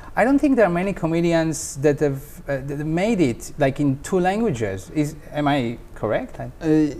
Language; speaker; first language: English; non-native, fluent; Hebrew